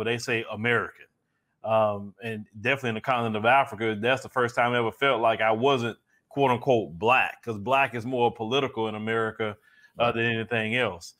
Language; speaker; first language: English; native; English